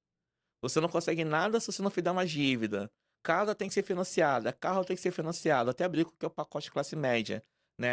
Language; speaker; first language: Portuguese; native; Portuguese